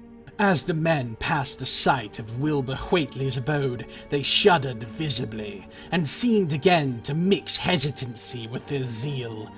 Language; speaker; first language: English; native; English